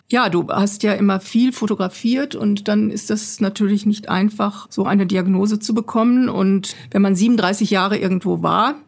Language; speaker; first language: German; native; German